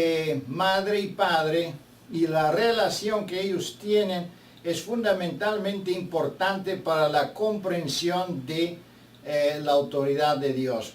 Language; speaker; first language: Spanish; non-native, fluent; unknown